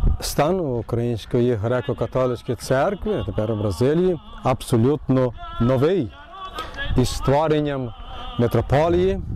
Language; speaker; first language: Ukrainian; early bilingual, heritage; Ukrainian